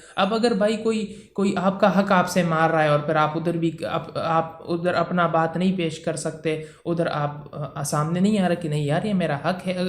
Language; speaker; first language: Urdu; non-native, local second language; Pashto